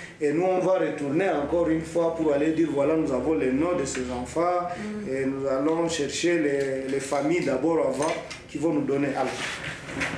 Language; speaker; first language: French; non-native, local second language; Swahili